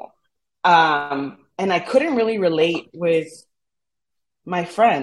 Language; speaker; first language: English; early bilingual, other home language; Spanish